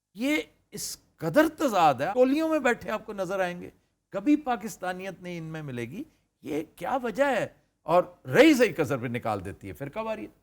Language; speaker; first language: Urdu; non-native, local second language; Punjabi